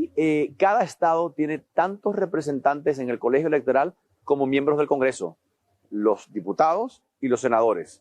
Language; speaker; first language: Spanish; native; Spanish